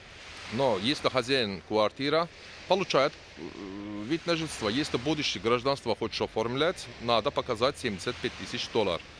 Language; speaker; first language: Russian; non-native, learner; Turkish